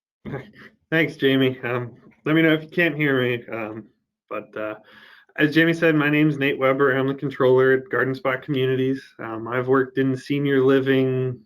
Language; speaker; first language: English; native; English